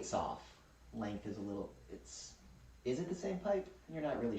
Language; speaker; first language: English; native; English